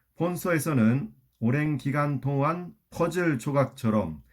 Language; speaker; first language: Korean; non-native, fluent; Japanese